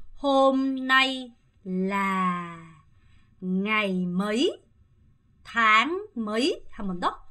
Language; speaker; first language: Vietnamese; non-native, fluent; Korean